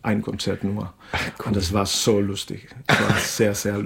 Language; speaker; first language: German; non-native, fluent; Spanish